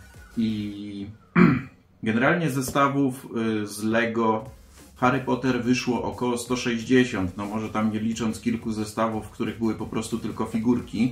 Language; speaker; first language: Polish; native; Polish